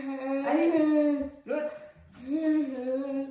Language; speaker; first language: French; native; French